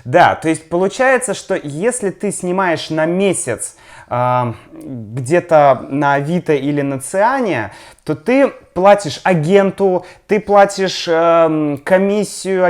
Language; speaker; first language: Russian; native; Russian